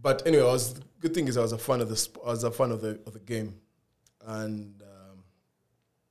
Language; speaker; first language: English; non-native, local second language; Ganda